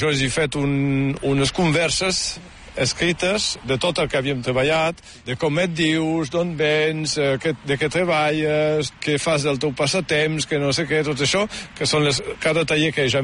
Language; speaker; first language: Catalan; native; Catalan